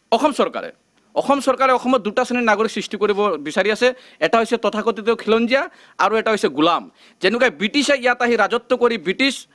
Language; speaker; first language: Assamese; non-native, local second language; Bangla